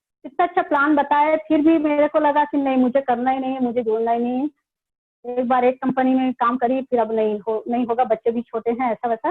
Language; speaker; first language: Hindi; native; Hindi